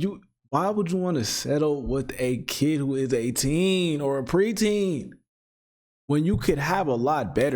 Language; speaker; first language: English; native; English